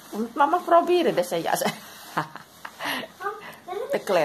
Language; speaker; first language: Dutch; non-native, learner; Indonesian